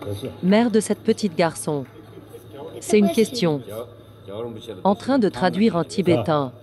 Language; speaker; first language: French; non-native, learner; Tibetan